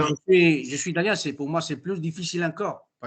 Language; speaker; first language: French; non-native, fluent; Italian